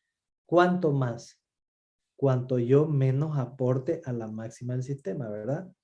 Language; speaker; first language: Spanish; native; Spanish